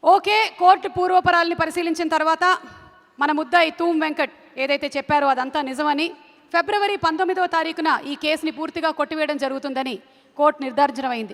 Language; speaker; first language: Telugu; native; Telugu